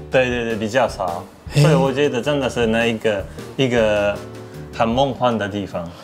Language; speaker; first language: Chinese; non-native, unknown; Japanese